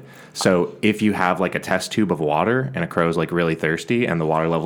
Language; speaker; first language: English; native; English